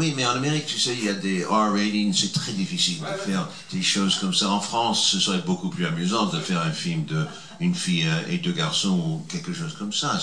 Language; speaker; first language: French; non-native, fluent; English